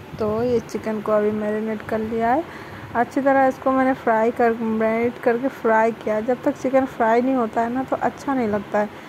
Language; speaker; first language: Hindi; non-native, local second language; Bangla